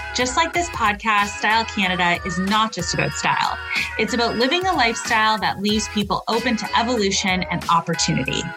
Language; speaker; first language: English; native; English